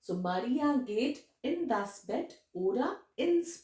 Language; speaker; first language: German; non-native, fluent; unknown